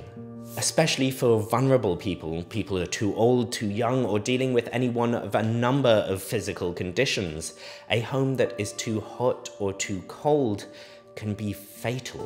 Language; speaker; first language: English; native; English